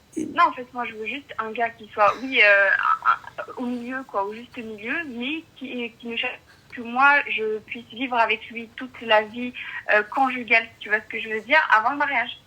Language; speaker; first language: French; non-native, local second language; Arabic